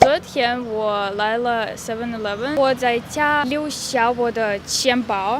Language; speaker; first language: Chinese; non-native, learner; Russian